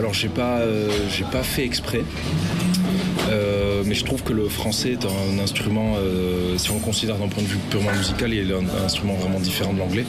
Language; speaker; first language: French; native; French